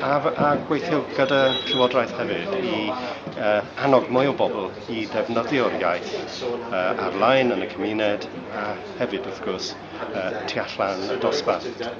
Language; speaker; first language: Welsh; non-native, learner; English